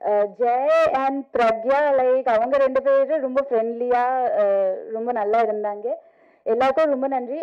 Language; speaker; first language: Tamil; non-native, fluent; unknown